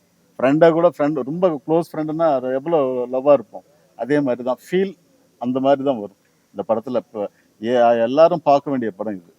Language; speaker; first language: Tamil; non-native, fluent; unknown